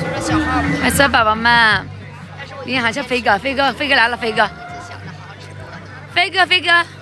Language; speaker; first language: Chinese; native; Chinese